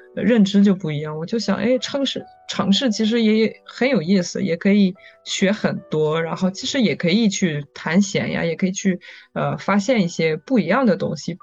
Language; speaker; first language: Chinese; non-native, fluent; French